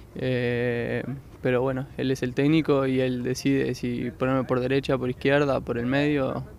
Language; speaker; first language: Spanish; native; Spanish